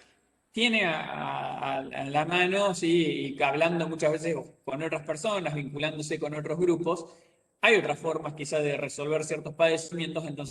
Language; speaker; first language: Spanish; native; Spanish